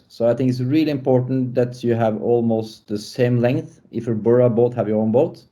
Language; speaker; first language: English; non-native, fluent; Norwegian